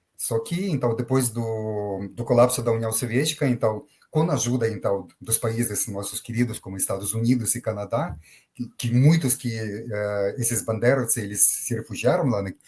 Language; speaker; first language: Portuguese; non-native, fluent; Ukrainian